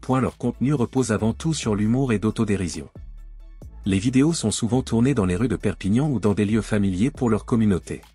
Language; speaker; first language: French; native; French